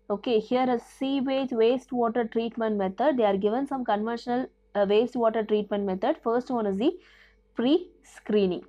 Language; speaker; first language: English; non-native, local second language; Tamil